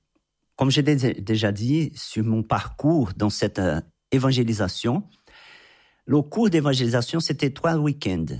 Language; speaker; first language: French; non-native, fluent; Portuguese